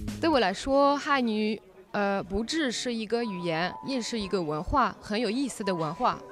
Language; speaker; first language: Chinese; non-native, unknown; French